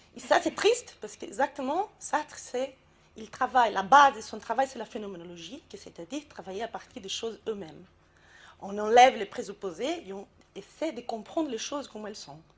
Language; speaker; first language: French; non-native, fluent; Portuguese